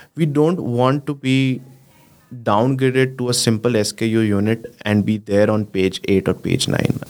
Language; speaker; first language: English; non-native, local second language; Gujarati